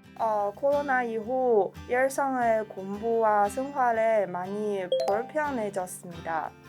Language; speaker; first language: Korean; non-native, learner; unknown